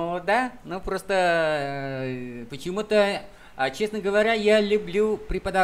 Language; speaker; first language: Russian; non-native, fluent; Vietnamese